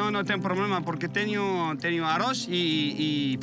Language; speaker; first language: Portuguese; non-native, learner; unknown